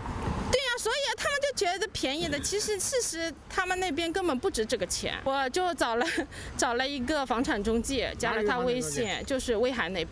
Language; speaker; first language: Chinese; native; Chinese